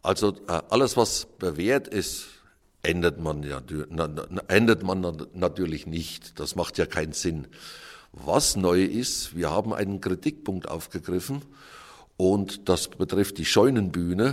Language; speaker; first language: German; native; German